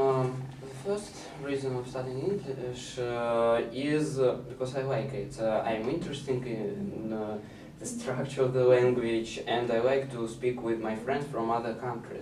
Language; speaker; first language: English; non-native, learner; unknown